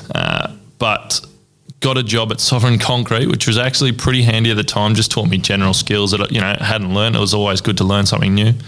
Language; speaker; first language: English; native; English